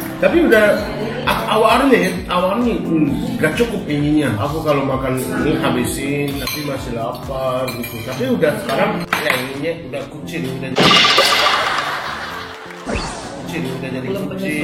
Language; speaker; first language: Indonesian; non-native, learner; Japanese